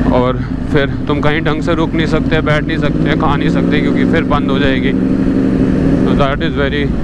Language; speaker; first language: Hindi; native; Hindi